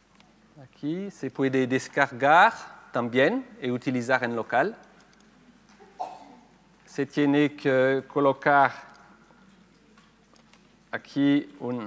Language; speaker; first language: Spanish; non-native, fluent; French